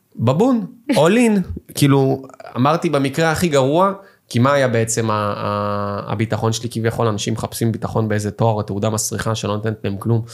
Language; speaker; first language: Hebrew; native; Hebrew